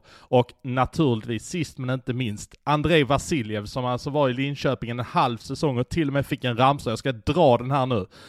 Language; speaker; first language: Swedish; native; Swedish